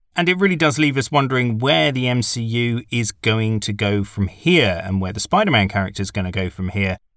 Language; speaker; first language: English; native; English